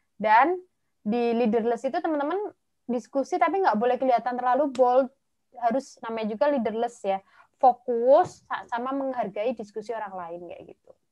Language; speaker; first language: Indonesian; native; Indonesian